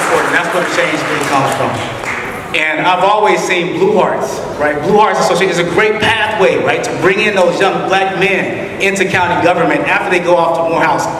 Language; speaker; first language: English; native; English